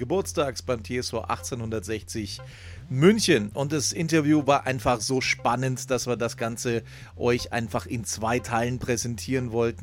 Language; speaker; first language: German; native; German